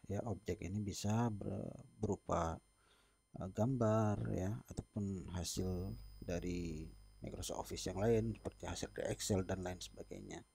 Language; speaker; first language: Indonesian; native; Indonesian